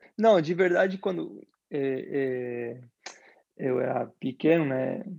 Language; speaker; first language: Portuguese; non-native, fluent; Spanish